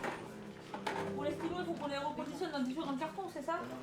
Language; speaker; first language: French; native; French